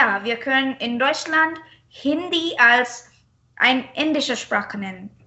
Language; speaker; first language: German; non-native, fluent; Marathi